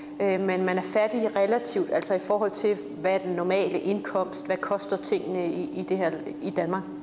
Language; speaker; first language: Danish; native; Danish